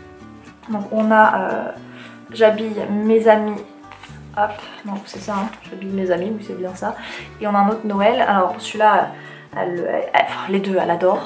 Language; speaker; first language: French; native; French